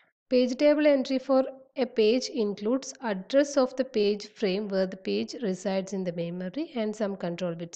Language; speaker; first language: English; non-native, local second language; Malayalam